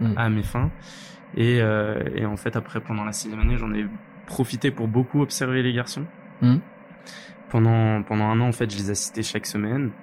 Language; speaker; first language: French; native; French